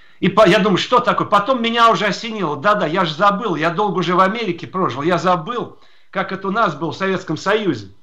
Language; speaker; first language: Russian; native; Russian